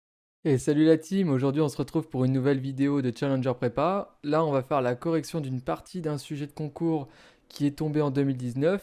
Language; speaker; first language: French; native; French